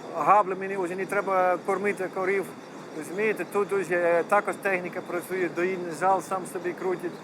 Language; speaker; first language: Ukrainian; non-native, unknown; Dutch